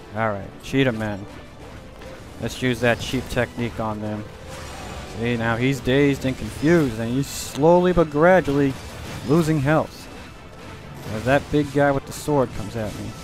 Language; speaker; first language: English; native; English